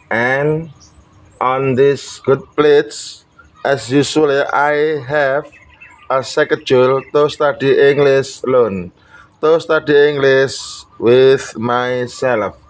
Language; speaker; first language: English; non-native, learner; Indonesian